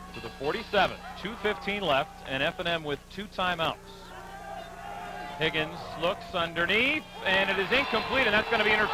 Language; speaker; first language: English; native; English